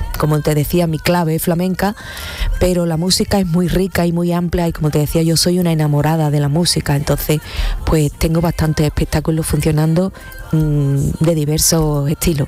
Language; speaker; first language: Spanish; native; Spanish